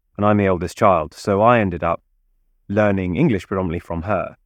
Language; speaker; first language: English; native; English